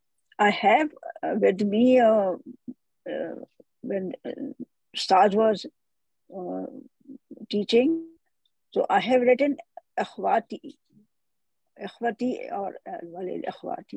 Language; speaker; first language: English; non-native, fluent; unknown